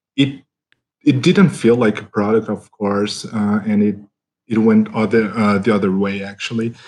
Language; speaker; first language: English; non-native, fluent; Portuguese